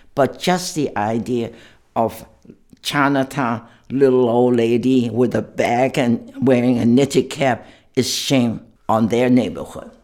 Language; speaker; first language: English; non-native, fluent; Chinese